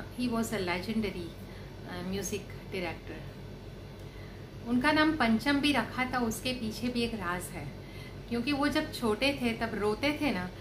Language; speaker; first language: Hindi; non-native, local second language; Gujarati